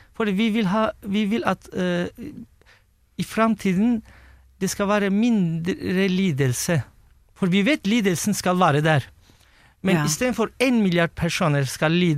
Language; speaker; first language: Norwegian; non-native, fluent; Turkish